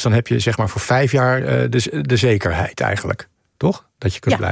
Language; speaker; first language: Dutch; native; Dutch